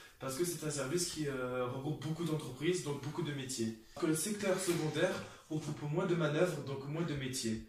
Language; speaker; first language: French; native; French